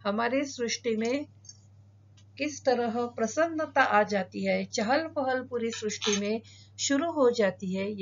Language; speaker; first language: Hindi; non-native, local second language; Marathi